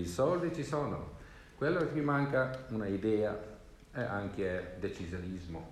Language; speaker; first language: Italian; non-native, learner; Swedish